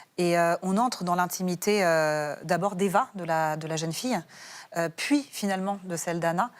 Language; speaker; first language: French; early bilingual, other home language; Persian